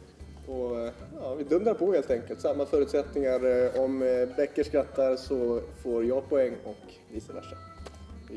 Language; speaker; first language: Swedish; native; Swedish